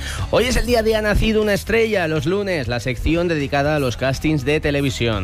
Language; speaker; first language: Spanish; native; Spanish